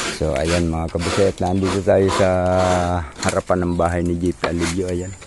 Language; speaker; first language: Filipino; non-native, local second language; Cebuano